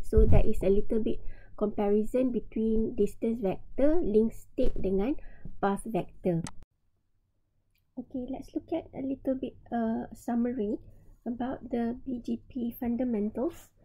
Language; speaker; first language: English; non-native, local second language; Malay